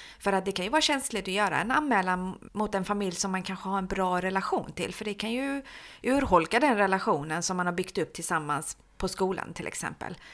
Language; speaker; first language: Swedish; early bilingual, other home language; Persian